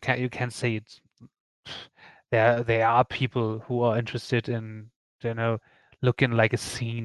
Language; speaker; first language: English; non-native, fluent; German